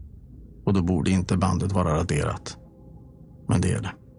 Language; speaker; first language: Swedish; native; Swedish